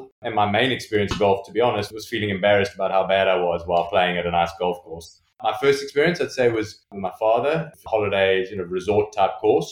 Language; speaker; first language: English; native; English